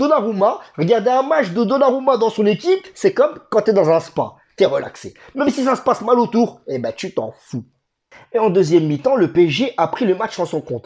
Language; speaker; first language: French; native; French